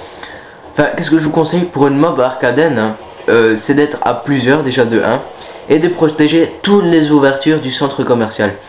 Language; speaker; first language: French; native; French